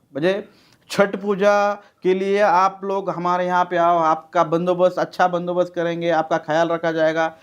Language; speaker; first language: Hindi; non-native, local second language; Marathi